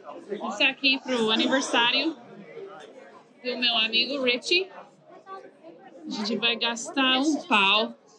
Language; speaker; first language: Portuguese; non-native, fluent; English